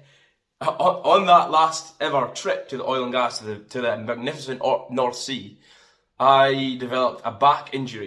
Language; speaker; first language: English; native; English